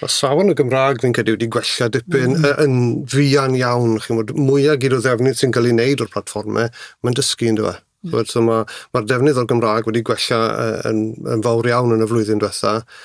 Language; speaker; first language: Welsh; native; Welsh